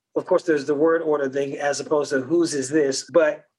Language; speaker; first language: English; early bilingual, other home language; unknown